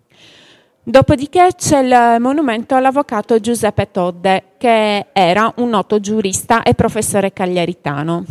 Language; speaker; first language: Italian; native; Italian